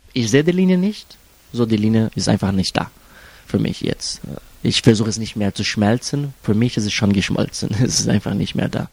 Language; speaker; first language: German; non-native, fluent; Portuguese